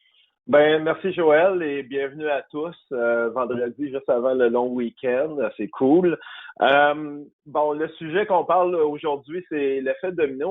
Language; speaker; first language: French; native; French